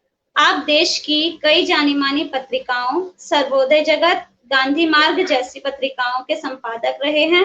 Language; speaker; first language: Hindi; native; Hindi